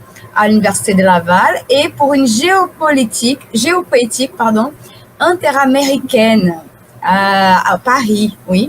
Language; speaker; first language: French; non-native, fluent; Portuguese